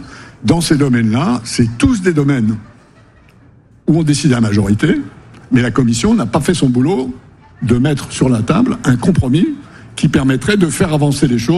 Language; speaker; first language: French; native; French